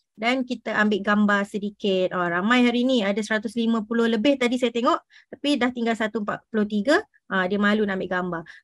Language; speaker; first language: Malay; native; Malay